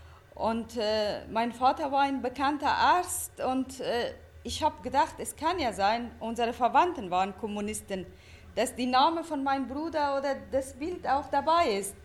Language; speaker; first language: German; non-native, fluent; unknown